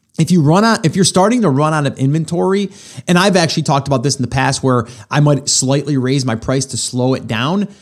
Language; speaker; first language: English; native; English